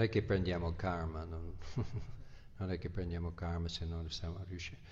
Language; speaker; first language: Italian; non-native, fluent; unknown